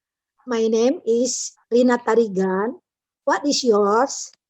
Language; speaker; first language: English; non-native, learner; Indonesian